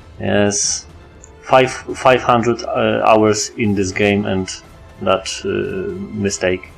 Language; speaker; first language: English; non-native, learner; Polish